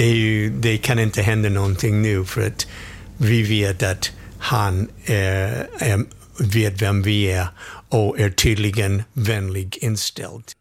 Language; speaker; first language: Swedish; non-native, fluent; English